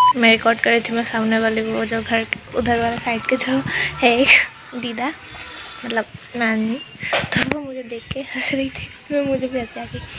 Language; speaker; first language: Hindi; native; Hindi